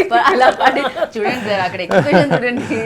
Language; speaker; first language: Telugu; native; Telugu